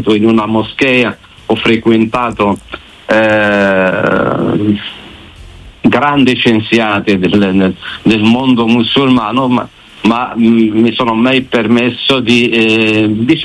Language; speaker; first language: Italian; non-native, fluent; Arabic